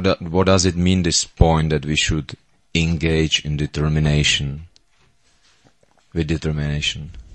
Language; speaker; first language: English; non-native, fluent; Czech